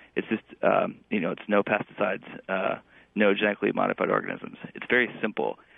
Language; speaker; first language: English; native; English